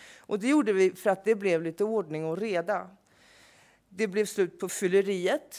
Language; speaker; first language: Swedish; non-native, fluent; English